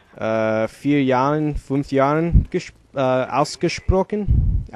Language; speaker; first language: German; non-native, learner; English